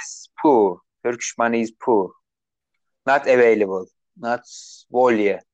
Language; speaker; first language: English; non-native, learner; Turkish